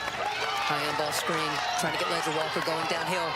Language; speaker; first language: English; native; English